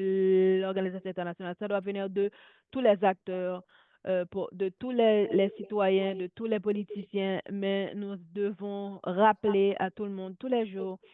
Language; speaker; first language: French; non-native, local second language; Haitian Creole